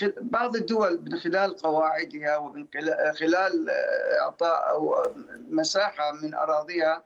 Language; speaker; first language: Arabic; non-native, fluent; Persian